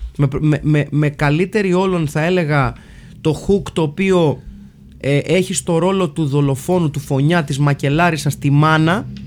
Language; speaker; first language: Greek; early bilingual, heritage; Greek